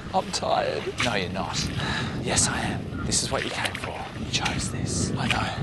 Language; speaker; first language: English; native; English